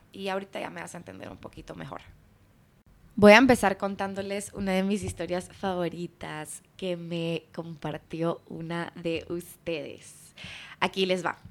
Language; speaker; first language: Spanish; early bilingual, heritage; Spanish